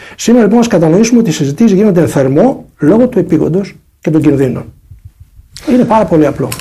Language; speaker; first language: Greek; native; Greek